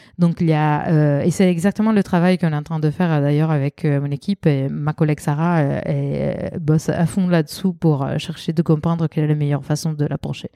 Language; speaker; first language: French; non-native, fluent; Italian